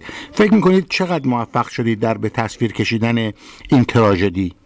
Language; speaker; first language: Persian; native; Persian